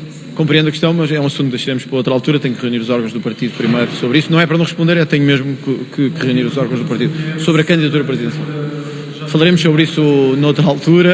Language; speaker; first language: Portuguese; native; Portuguese